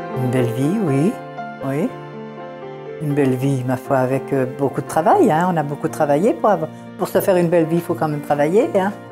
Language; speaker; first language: French; early bilingual, other home language; Italian